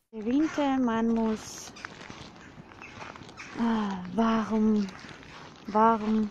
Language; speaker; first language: German; non-native, learner; Russian